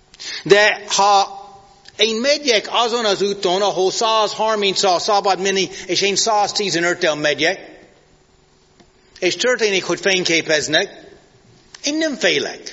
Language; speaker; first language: Hungarian; non-native, fluent; English